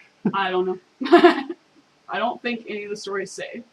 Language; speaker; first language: English; native; English